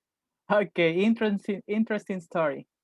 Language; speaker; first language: English; non-native, fluent; Spanish